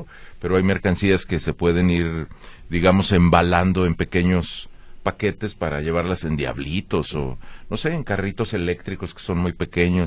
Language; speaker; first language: Spanish; native; Spanish